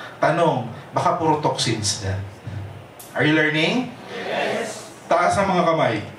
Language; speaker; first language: Filipino; native; Filipino